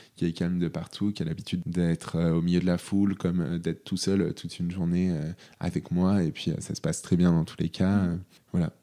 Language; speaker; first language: French; native; French